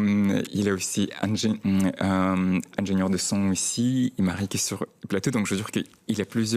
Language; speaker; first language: French; non-native, fluent; Chechen